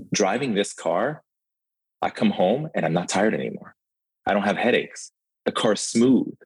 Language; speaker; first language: English; early bilingual, other home language; Ukrainian